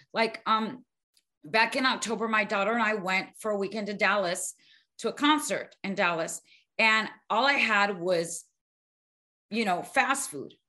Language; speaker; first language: English; early bilingual, other home language; Spanish